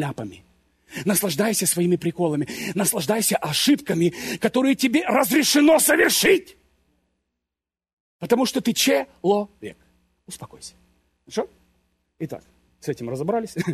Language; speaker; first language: Russian; native; Russian